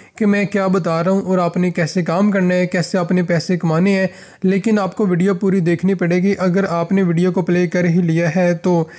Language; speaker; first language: Urdu; native; Urdu